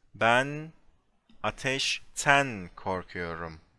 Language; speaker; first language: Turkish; non-native, fluent; English